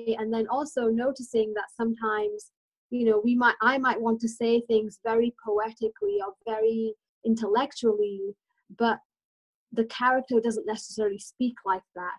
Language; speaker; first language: English; native; English